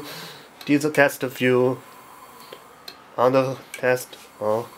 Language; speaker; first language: German; non-native, learner; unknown